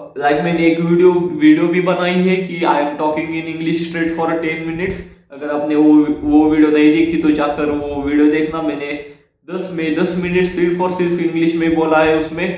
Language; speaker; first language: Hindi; non-native, local second language; Marathi